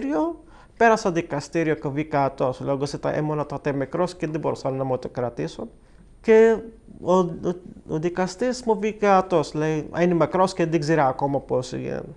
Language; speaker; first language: Greek; non-native, learner; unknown